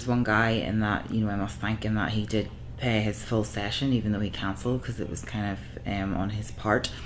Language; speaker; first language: English; native; English